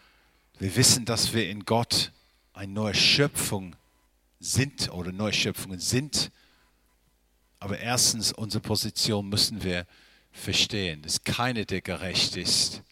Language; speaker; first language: German; non-native, fluent; English